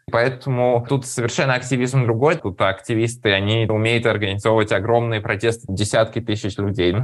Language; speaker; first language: Russian; early bilingual, other home language; Armenian